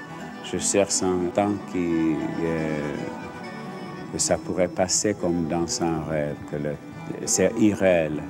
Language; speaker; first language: French; non-native, fluent; Finnish